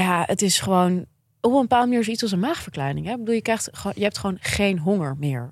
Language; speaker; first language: Dutch; native; Dutch